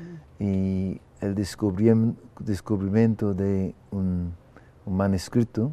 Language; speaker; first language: Spanish; non-native, fluent; English